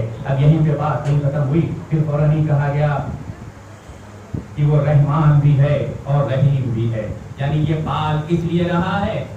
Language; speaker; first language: Urdu; native; Urdu